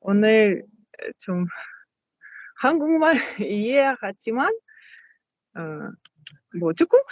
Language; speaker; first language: Korean; non-native, learner; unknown